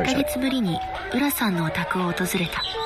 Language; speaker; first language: Japanese; native; Japanese